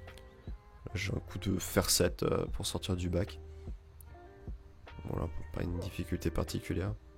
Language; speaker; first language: French; native; French